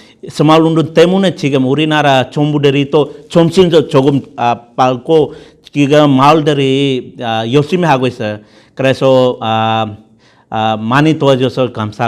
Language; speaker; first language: Korean; non-native, learner; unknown